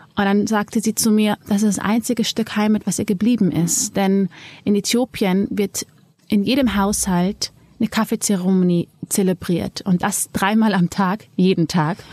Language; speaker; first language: German; early bilingual, other home language; Amharic